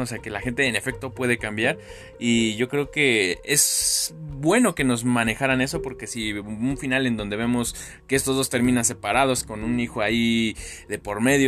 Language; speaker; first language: Spanish; native; Spanish